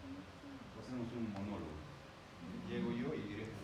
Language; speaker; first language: Spanish; native; Spanish